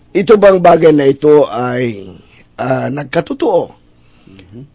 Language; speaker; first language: Filipino; non-native, local second language; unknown